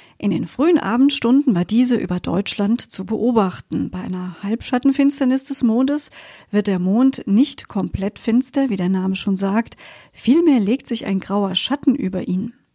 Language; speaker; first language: German; native; German